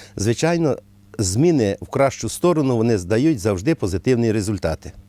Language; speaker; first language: Ukrainian; native; Ukrainian